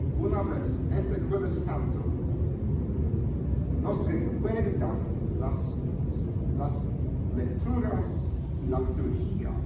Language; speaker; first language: Spanish; non-native, fluent; Polish